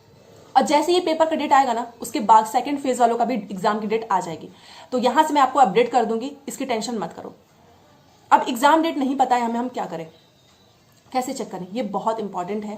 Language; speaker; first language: Hindi; native; Hindi